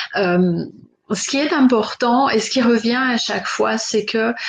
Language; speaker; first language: French; native; French